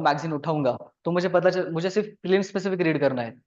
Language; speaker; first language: Hindi; non-native, local second language; Marathi